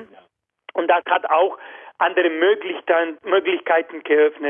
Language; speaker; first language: German; non-native, fluent; Spanish